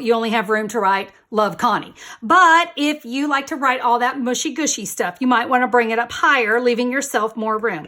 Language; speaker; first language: English; native; English